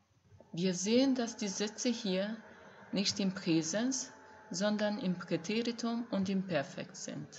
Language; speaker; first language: German; non-native, fluent; Albanian